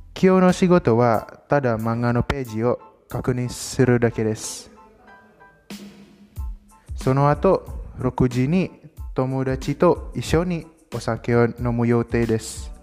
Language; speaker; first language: Japanese; non-native, learner; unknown